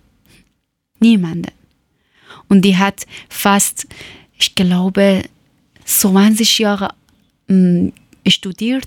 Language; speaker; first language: German; non-native, fluent; Persian